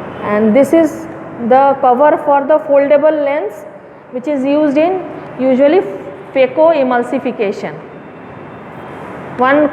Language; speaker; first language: English; non-native, local second language; Bangla